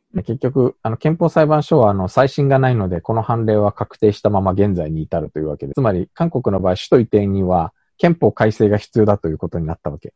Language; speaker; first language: Japanese; native; Japanese